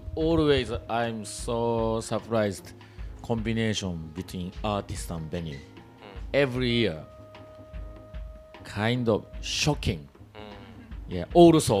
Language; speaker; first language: English; non-native, learner; Japanese